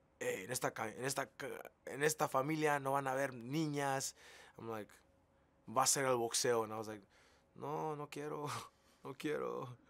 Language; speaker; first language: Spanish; early bilingual, heritage; English